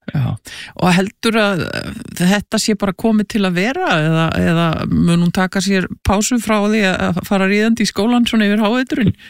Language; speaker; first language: Icelandic; native; Icelandic